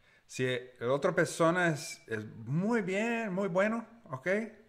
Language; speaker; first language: Spanish; non-native, learner; English